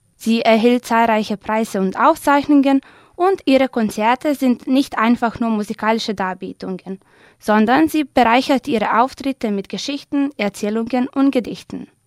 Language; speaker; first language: German; non-native, fluent; Serbian